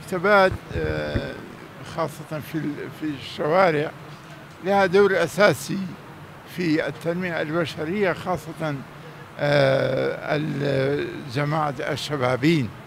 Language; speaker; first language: Arabic; non-native, local second language; Kurdish